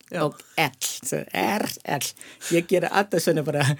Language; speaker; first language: Icelandic; non-native, learner; Thai